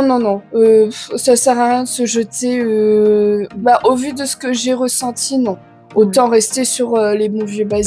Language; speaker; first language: French; native; French